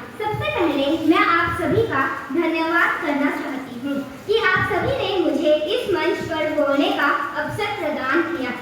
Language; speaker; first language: Hindi; native; Hindi